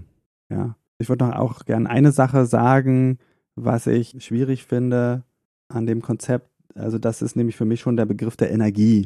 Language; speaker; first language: German; native; German